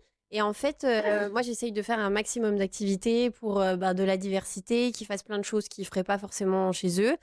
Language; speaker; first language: French; native; French